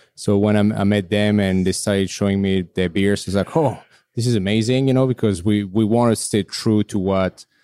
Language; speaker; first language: English; non-native, fluent; French